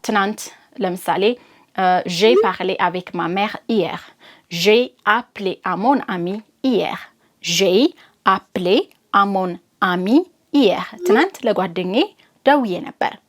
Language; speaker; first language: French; non-native, fluent; Amharic